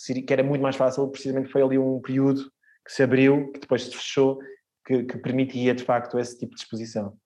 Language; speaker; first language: Portuguese; early bilingual, other home language; Swedish